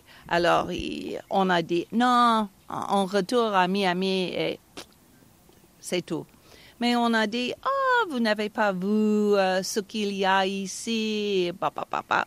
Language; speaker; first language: French; non-native, fluent; English